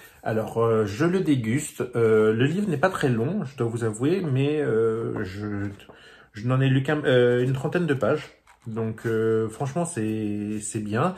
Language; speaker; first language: French; native; French